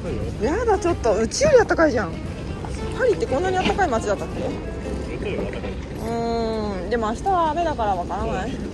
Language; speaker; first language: Japanese; native; Japanese